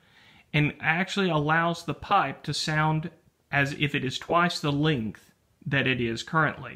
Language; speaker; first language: English; native; English